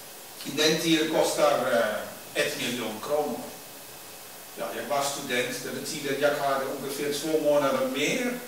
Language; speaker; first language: Swedish; non-native, learner; Dutch